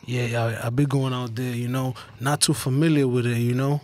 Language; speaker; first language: English; early bilingual, other home language; Spanish